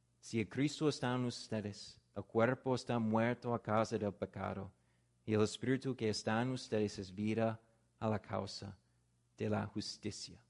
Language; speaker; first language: Spanish; non-native, fluent; English